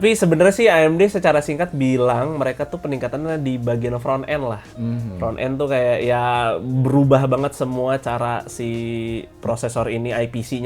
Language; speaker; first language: Indonesian; native; Indonesian